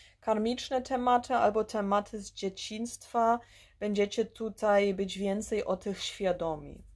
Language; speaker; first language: Polish; early bilingual, heritage; Polish